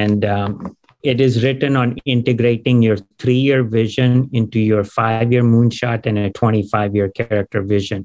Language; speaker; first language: English; non-native, local second language; Gujarati